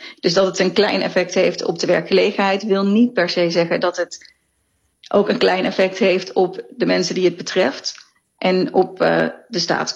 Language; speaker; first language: Dutch; native; Dutch